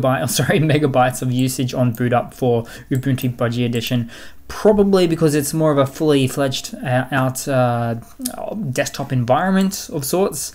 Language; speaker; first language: English; native; English